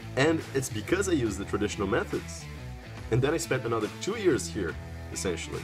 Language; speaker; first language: English; non-native, fluent; Portuguese